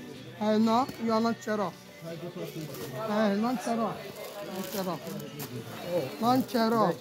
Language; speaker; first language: Italian; non-native, learner; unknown